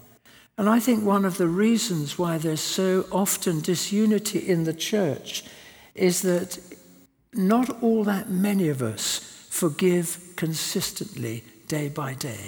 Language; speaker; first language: English; native; English